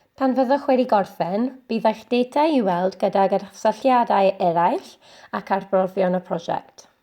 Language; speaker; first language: Welsh; non-native, local second language; English